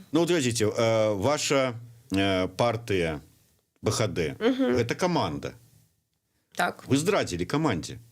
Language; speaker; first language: Belarusian; non-native, local second language; Russian